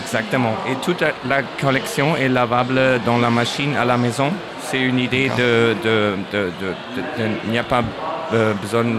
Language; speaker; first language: French; non-native, learner; German